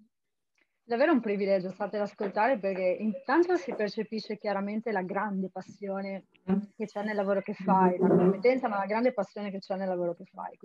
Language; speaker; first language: Italian; native; Italian